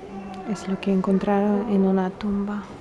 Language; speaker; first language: Spanish; non-native, fluent; Russian